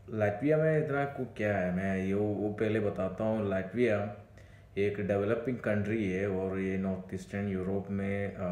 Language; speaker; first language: Hindi; non-native, local second language; Malayalam